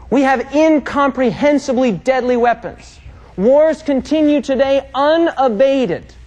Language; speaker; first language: English; native; English